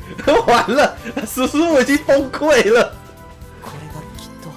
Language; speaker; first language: Chinese; native; Chinese